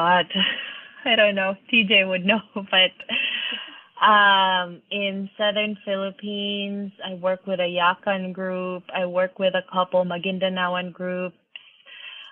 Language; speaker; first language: English; non-native, local second language; Filipino